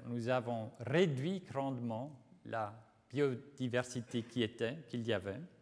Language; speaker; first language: French; non-native, fluent; Swiss German